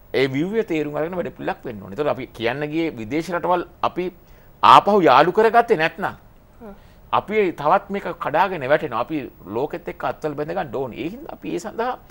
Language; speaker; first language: Sinhala; native; Sinhala